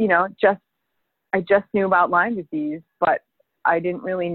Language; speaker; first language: English; native; English